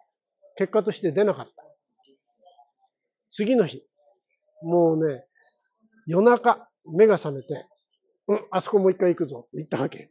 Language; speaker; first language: Japanese; native; Japanese